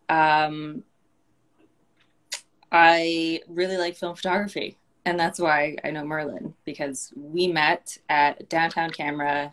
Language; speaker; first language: English; native; English